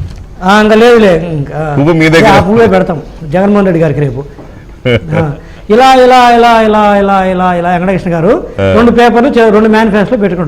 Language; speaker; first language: Telugu; native; Telugu